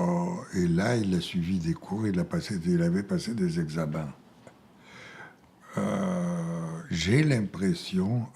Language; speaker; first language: French; non-native, fluent; Bulgarian